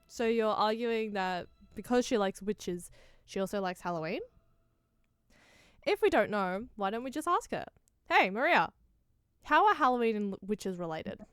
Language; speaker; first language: English; native; English